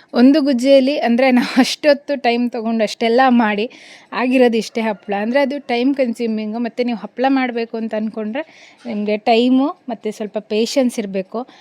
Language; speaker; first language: Kannada; non-native, local second language; Tulu